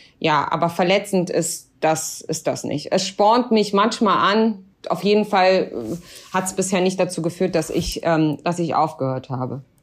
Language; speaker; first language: German; early bilingual, other home language; Arabic